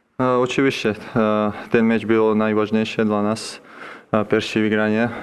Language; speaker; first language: Polish; non-native, learner; Georgian